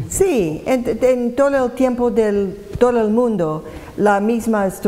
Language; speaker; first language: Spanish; non-native, learner; English